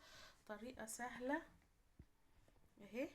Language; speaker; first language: Arabic; native; Arabic